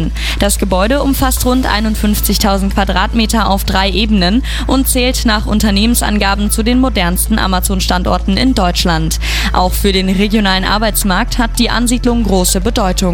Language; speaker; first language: German; native; German